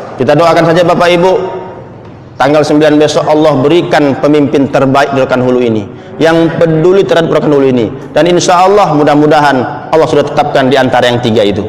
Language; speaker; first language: Indonesian; native; Indonesian